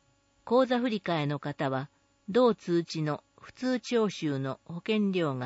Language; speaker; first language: Japanese; native; Japanese